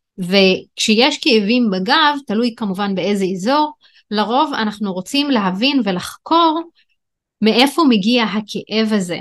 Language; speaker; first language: Hebrew; non-native, local second language; Arabic